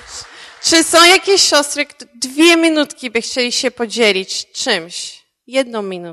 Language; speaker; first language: Polish; early bilingual, heritage; Polish